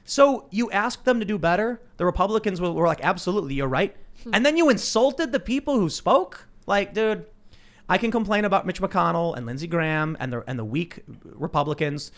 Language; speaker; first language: English; native; English